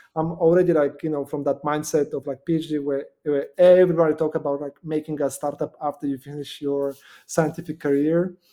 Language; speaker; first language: English; non-native, fluent; Bulgarian